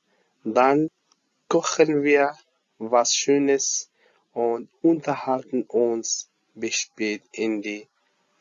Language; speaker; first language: German; non-native, fluent; Arabic